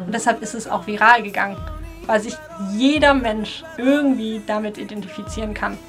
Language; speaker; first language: German; native; German